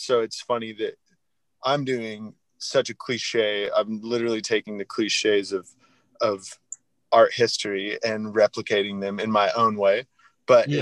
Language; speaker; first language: English; native; English